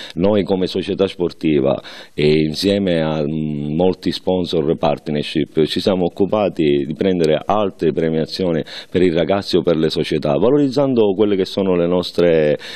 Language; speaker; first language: Italian; native; Italian